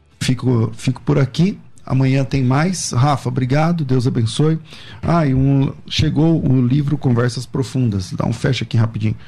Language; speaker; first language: Portuguese; native; Portuguese